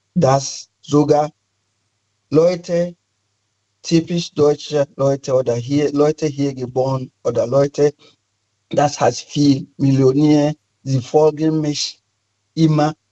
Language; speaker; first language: German; non-native, fluent; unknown